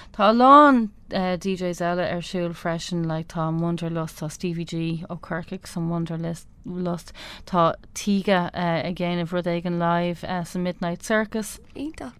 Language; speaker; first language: Irish; non-native, local second language; English